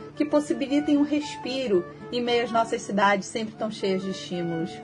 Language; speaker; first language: Portuguese; native; Portuguese